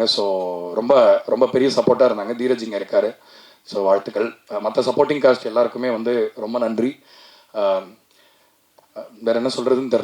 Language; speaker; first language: Tamil; native; Tamil